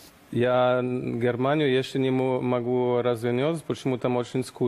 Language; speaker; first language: Russian; non-native, learner; German